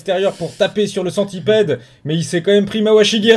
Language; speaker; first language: French; native; French